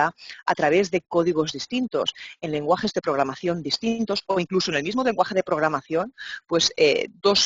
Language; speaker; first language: Spanish; native; Spanish